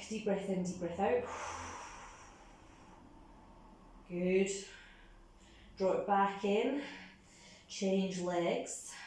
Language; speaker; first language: English; native; English